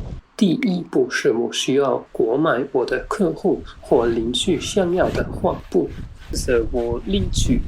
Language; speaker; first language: Chinese; non-native, fluent; German